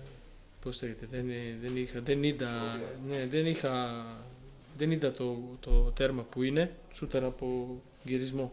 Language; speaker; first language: Greek; non-native, fluent; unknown